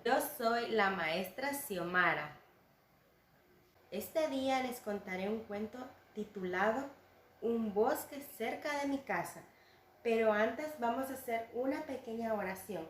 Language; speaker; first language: Spanish; native; Spanish